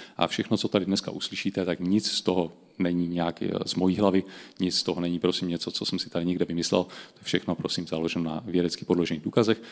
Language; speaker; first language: Czech; native; Czech